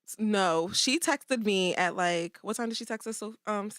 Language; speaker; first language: English; native; English